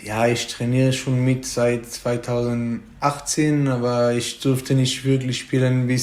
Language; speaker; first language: German; non-native, fluent; Hebrew